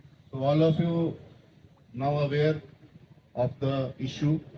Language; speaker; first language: English; non-native, local second language; Telugu